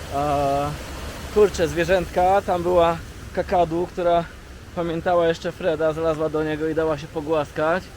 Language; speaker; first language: Polish; native; Polish